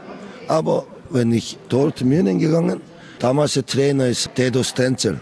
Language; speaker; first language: German; non-native, learner; Korean